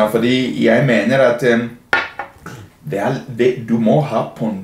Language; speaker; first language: Norwegian; non-native, fluent; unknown